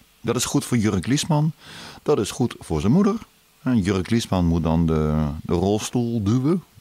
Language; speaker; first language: Dutch; native; Dutch